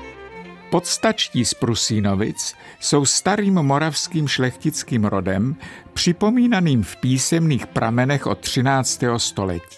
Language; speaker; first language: Czech; native; Czech